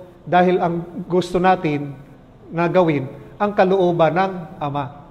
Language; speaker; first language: Filipino; native; Filipino